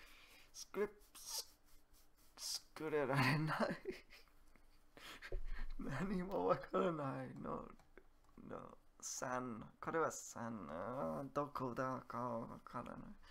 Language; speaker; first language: Japanese; non-native, learner; English